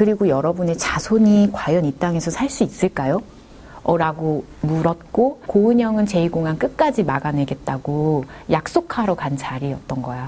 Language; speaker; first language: Korean; native; Korean